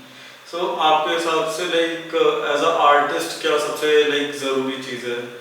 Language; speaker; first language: Hindi; native; Hindi